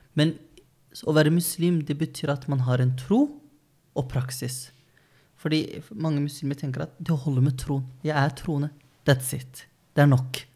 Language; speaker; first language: Norwegian; native; Norwegian